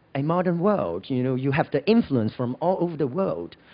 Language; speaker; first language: English; non-native, local second language; Cantonese